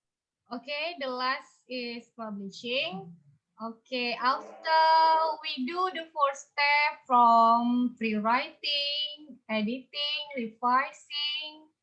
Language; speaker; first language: English; non-native, fluent; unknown